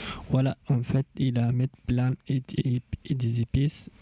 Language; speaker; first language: French; non-native, fluent; Arabic